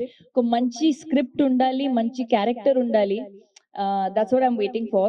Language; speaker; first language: Telugu; non-native, learner; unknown